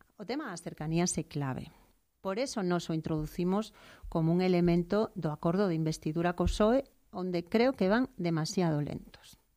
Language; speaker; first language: Galician; native; Galician